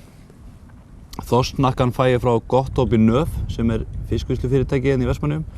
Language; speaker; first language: Icelandic; native; Icelandic